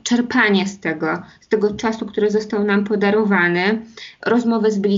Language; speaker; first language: Polish; native; Polish